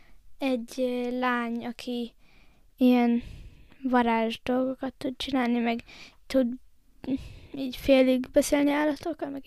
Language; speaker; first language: Hungarian; early bilingual, heritage; Hungarian